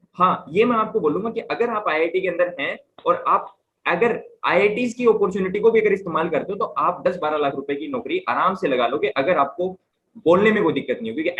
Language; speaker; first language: Hindi; native; Hindi